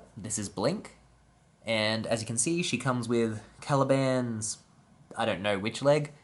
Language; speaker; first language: English; native; English